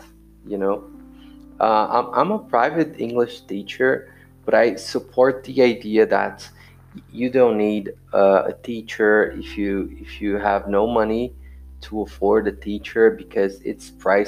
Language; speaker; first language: English; non-native, fluent; Portuguese